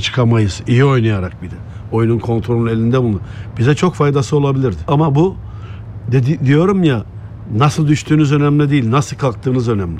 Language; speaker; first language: Turkish; native; Turkish